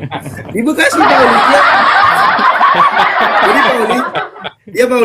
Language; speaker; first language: Indonesian; native; Indonesian